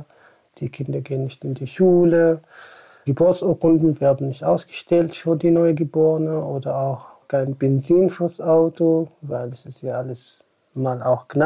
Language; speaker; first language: German; non-native, fluent; Tamasheq